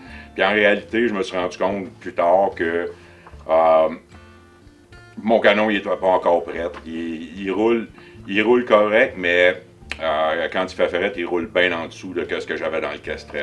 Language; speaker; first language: French; native; French